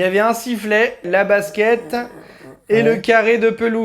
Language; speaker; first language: French; native; French